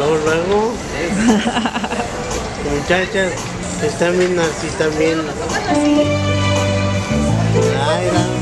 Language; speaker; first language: Spanish; native; Spanish